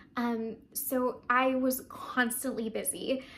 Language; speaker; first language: English; native; English